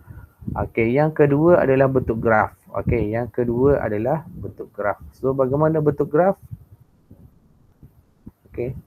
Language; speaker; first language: Malay; native; Malay